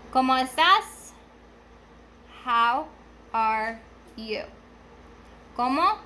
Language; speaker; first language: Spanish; non-native, learner; English